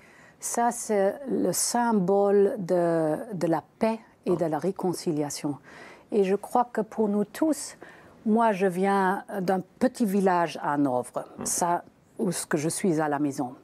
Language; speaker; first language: French; non-native, fluent; German